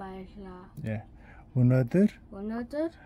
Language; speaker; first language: Mongolian; non-native, learner; Korean